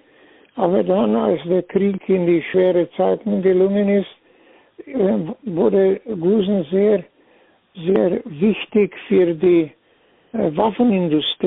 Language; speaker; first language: German; non-native, fluent; Slovenian